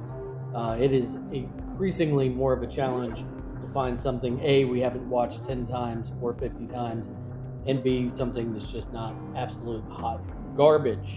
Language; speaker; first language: English; native; English